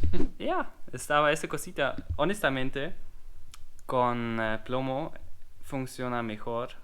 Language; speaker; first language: Spanish; non-native, learner; German